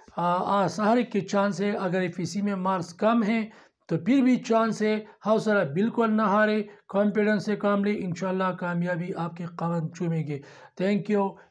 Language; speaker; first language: Urdu; non-native, local second language; Pashto